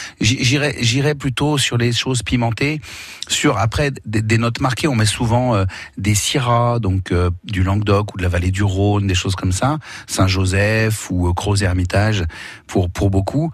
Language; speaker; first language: French; native; French